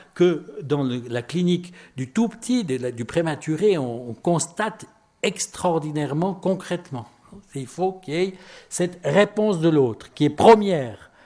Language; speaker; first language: French; native; French